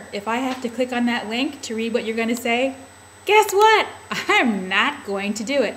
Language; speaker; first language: English; native; English